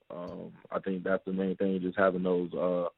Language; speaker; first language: English; native; English